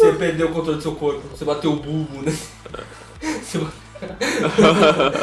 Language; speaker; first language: Portuguese; native; Portuguese